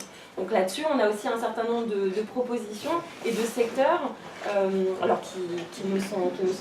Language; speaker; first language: French; native; French